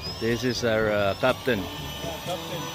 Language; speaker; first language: English; non-native, learner; Filipino